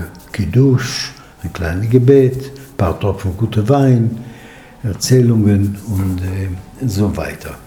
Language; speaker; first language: German; non-native, fluent; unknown